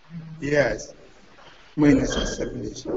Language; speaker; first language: Romanian; non-native, learner; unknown